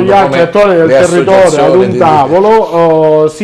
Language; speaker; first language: Italian; native; Italian